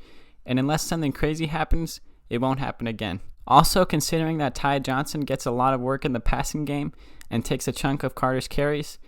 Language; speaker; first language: English; native; English